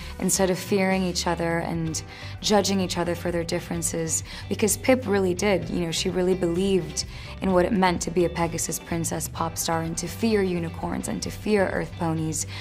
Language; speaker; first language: English; early bilingual, other home language; Spanish